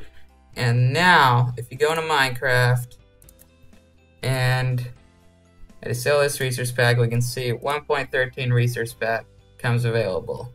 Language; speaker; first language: English; native; English